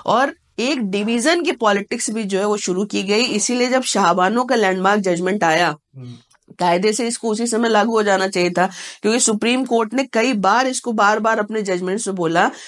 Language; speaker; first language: Hindi; native; Hindi